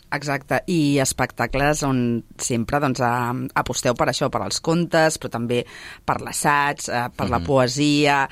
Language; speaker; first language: Catalan; native; Catalan